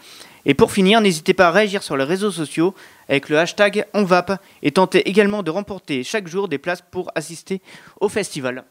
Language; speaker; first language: French; native; French